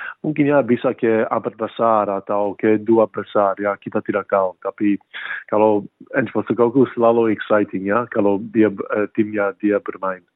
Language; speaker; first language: Indonesian; early bilingual, heritage; English